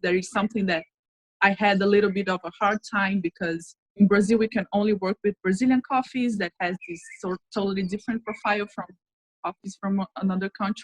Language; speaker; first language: English; non-native, fluent; Portuguese